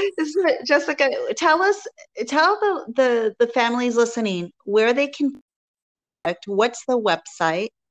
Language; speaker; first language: English; native; English